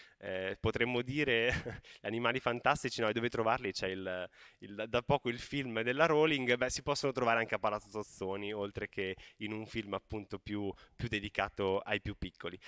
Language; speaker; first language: Italian; native; Italian